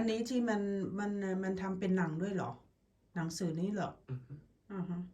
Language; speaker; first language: Thai; native; Thai